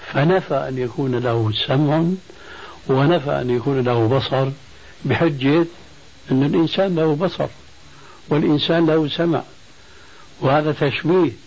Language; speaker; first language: Arabic; early bilingual, other home language; Albanian